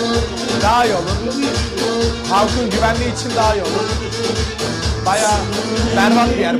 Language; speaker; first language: Turkish; native; Turkish